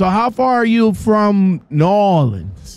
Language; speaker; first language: English; native; English